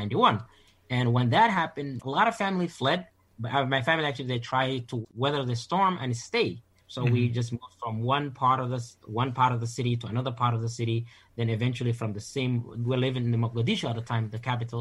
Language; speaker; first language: English; non-native, fluent; Somali